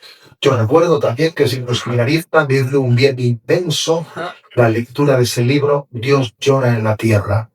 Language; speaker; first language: Spanish; native; Spanish